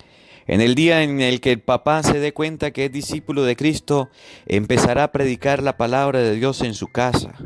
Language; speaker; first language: Spanish; native; Spanish